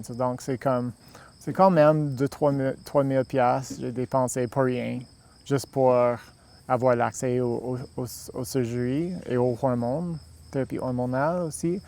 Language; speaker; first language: French; non-native, local second language; English